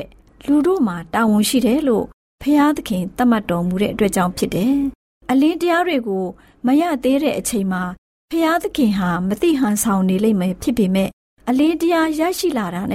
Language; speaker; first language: Burmese; native; Burmese